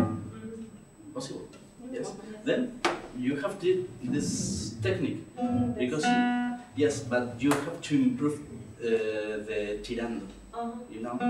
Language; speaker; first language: English; non-native, learner; Spanish